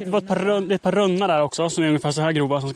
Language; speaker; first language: Swedish; native; Swedish